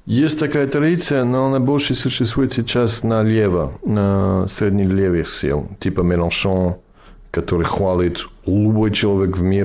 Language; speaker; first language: Russian; non-native, fluent; English